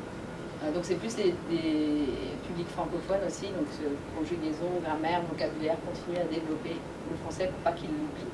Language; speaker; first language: French; native; French